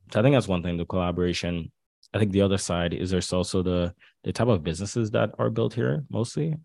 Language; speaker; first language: English; early bilingual, other home language; Haitian Creole